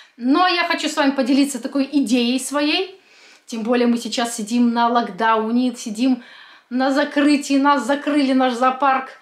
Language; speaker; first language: Russian; native; Russian